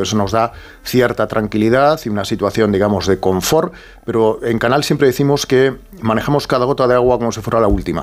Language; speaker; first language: Spanish; native; Spanish